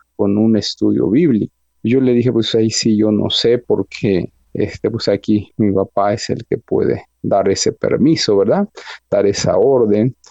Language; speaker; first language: Spanish; native; Spanish